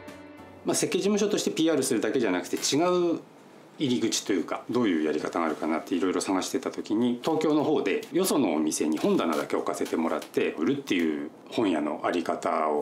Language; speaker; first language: Japanese; native; Japanese